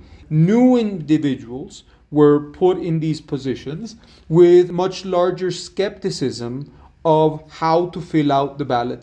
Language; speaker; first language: English; non-native, fluent; Spanish